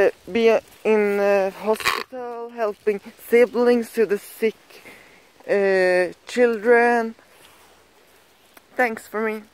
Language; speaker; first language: English; non-native, learner; Swedish